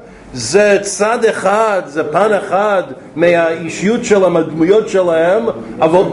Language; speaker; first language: Hebrew; non-native, fluent; English